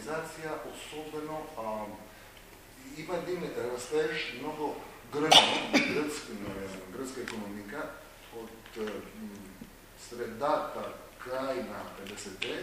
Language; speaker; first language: Bulgarian; non-native, fluent; Greek